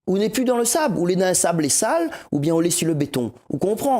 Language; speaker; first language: French; non-native, local second language; Réunion Creole French